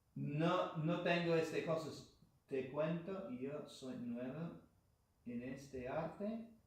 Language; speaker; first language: Spanish; non-native, learner; English